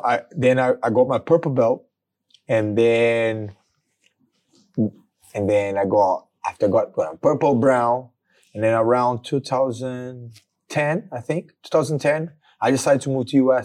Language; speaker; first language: English; non-native, fluent; Portuguese